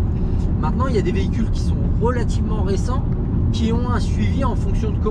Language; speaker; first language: French; native; French